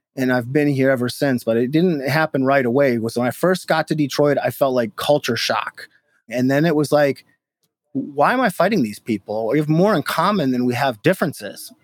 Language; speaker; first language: English; native; English